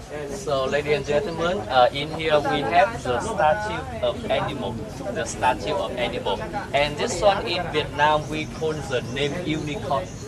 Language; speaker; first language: English; non-native, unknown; Vietnamese